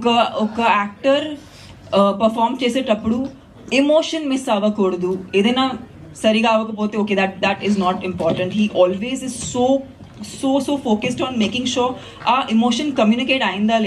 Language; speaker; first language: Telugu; non-native, fluent; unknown